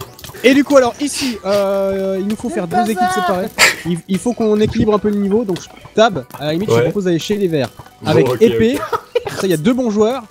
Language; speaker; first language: French; native; French